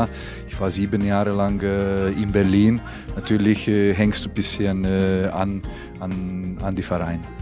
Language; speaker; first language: German; non-native, fluent; Hungarian